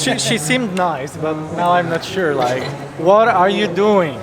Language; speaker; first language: English; non-native, fluent; Polish